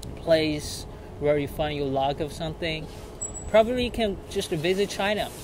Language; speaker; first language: English; non-native, fluent; Chinese